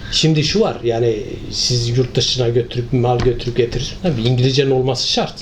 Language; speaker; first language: Turkish; native; Turkish